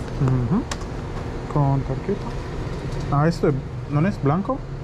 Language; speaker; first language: Spanish; non-native, learner; German